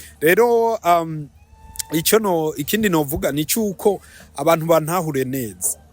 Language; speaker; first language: Rundi; early bilingual, heritage; Rundi